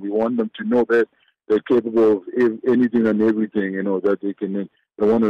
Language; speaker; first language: English; non-native, local second language; Shona